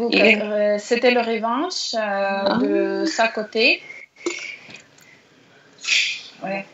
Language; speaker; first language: French; non-native, learner; Russian